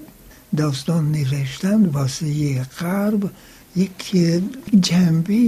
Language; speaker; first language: Persian; non-native, fluent; French